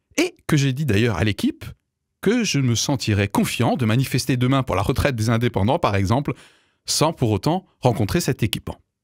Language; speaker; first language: French; native; French